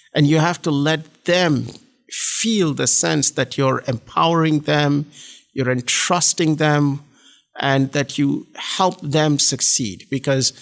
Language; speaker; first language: English; non-native, local second language; Malayalam